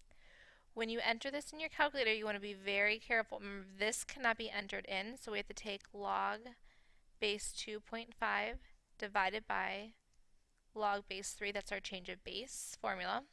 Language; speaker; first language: English; native; English